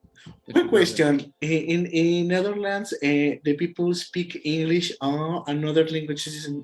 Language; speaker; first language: English; non-native, learner; Spanish